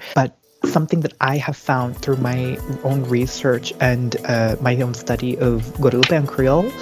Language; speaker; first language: English; native; English